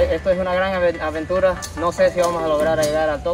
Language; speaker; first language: Spanish; non-native, fluent; Japanese